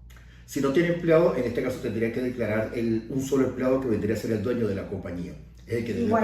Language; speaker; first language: Spanish; native; Spanish